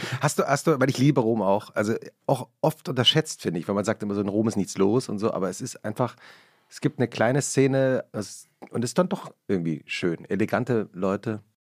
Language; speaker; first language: German; native; German